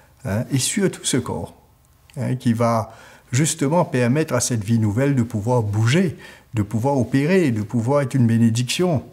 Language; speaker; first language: French; native; French